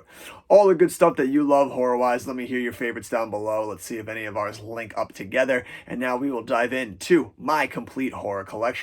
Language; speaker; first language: English; native; English